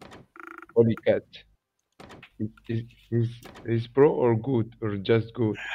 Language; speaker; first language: English; non-native, learner; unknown